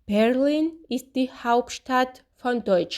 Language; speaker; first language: German; non-native, fluent; Georgian